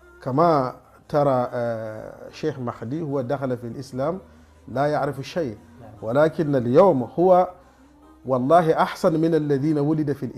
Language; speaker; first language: Arabic; non-native, fluent; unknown